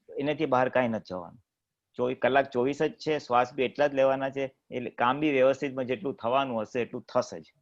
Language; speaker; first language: Gujarati; native; Gujarati